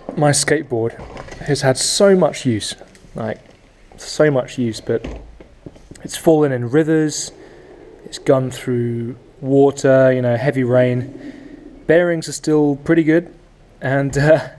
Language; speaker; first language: English; native; English